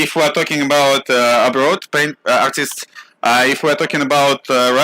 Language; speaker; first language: English; non-native, learner; Russian